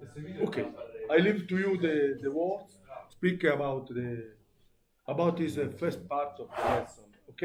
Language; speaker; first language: English; non-native, learner; Italian